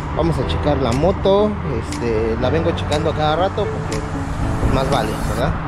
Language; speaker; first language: Spanish; native; Spanish